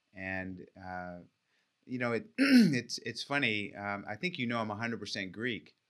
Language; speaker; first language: English; native; English